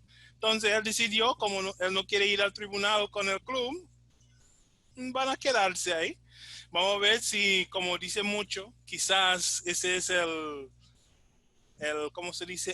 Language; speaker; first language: Spanish; non-native, fluent; English